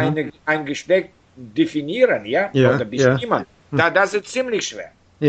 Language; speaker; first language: German; non-native, learner; Russian